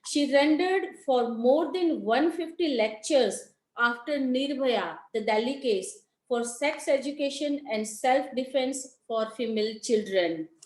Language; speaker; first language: English; non-native, local second language; Gujarati